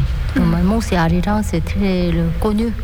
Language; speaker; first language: French; non-native, learner; Korean